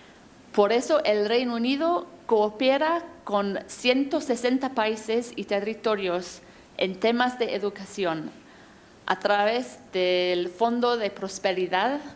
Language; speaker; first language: Spanish; non-native, fluent; English